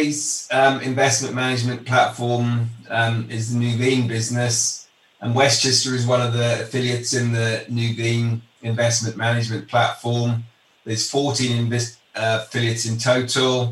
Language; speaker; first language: English; native; English